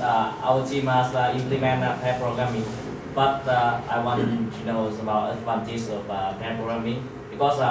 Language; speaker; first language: English; non-native, learner; Vietnamese